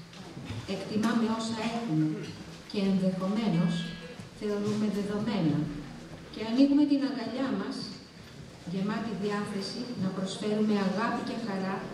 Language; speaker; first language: Greek; native; Greek